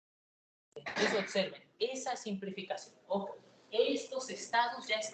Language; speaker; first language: Spanish; native; Spanish